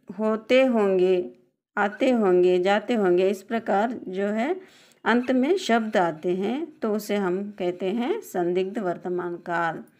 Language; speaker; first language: Hindi; non-native, local second language; Telugu